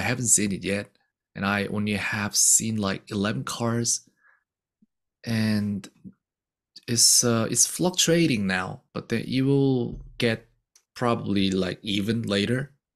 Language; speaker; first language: English; non-native, fluent; Korean